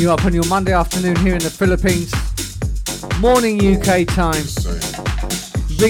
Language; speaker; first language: English; native; English